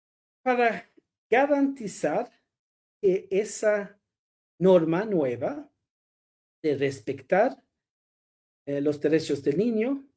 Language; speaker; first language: Spanish; non-native, fluent; Swedish